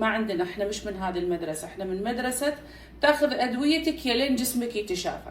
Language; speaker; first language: Arabic; native; Arabic